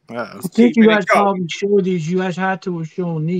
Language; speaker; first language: English; native; English